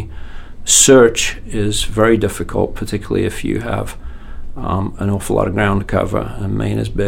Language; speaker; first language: English; native; English